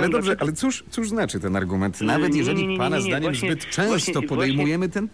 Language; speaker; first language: Polish; native; Polish